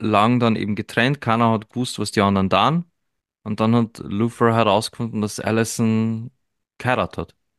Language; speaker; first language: German; native; German